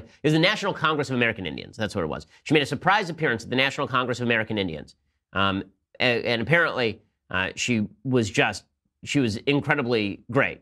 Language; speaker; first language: English; native; English